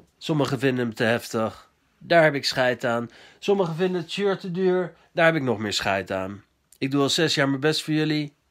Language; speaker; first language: Dutch; native; Dutch